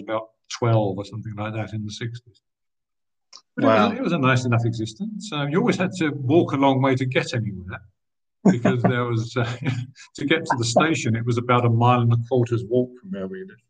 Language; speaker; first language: English; native; English